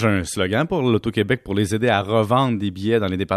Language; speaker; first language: French; native; French